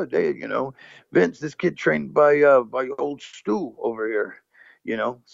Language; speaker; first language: English; early bilingual, other home language; Portuguese